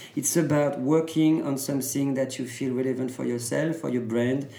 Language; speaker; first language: English; early bilingual, other home language; French